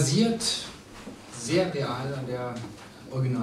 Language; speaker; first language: German; native; German